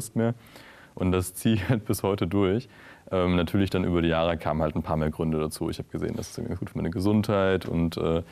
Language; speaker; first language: German; native; German